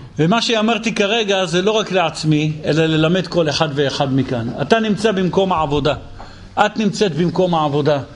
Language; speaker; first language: Hebrew; native; Hebrew